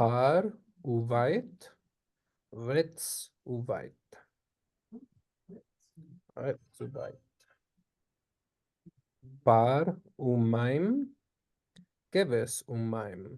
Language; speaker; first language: Hebrew; non-native, fluent; English